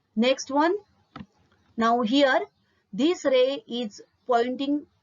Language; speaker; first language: English; non-native, local second language; Marathi